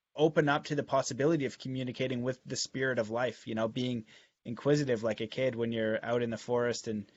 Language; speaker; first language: English; native; English